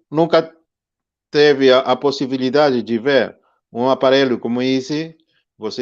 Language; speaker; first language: Portuguese; non-native, fluent; Spanish